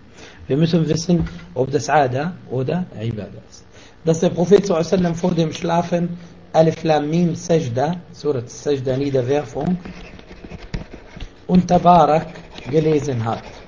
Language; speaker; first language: German; non-native, fluent; Arabic